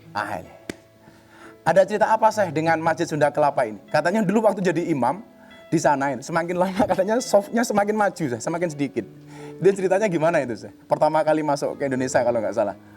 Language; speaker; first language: Indonesian; native; Indonesian